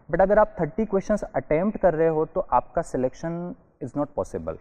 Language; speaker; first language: Hindi; non-native, fluent; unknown